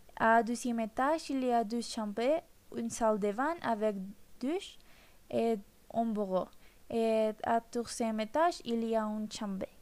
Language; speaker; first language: French; non-native, learner; Spanish